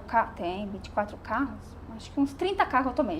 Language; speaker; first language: Portuguese; native; Portuguese